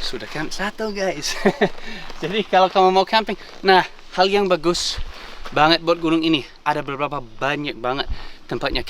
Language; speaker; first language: Indonesian; non-native, fluent; English